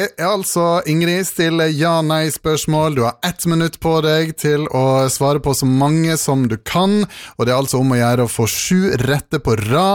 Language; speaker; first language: Norwegian; native; Norwegian